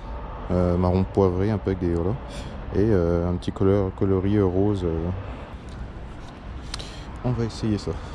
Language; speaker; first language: French; native; French